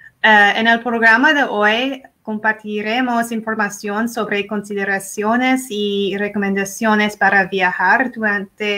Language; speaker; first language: Spanish; non-native, learner; English